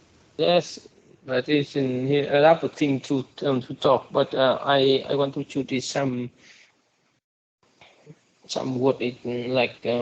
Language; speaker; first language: English; non-native, learner; Vietnamese